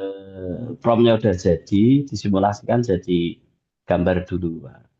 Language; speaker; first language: Indonesian; native; Indonesian